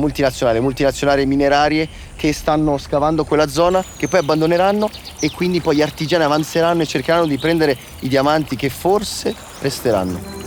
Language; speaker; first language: Italian; native; Italian